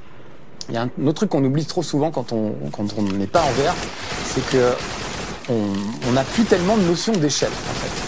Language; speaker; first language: French; native; French